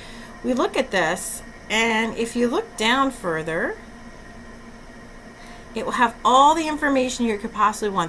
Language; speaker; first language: English; native; English